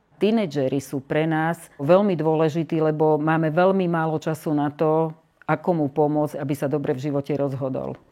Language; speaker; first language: Slovak; native; Slovak